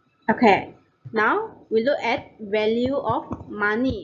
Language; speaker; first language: English; non-native, local second language; Malay